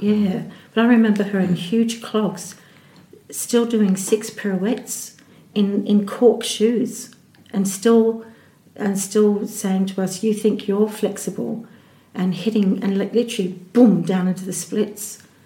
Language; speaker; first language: English; native; English